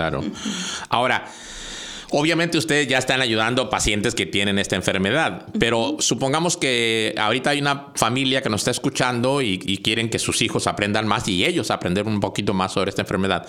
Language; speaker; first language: Spanish; native; Spanish